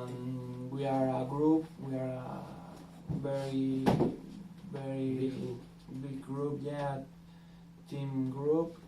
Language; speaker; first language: English; non-native, learner; Spanish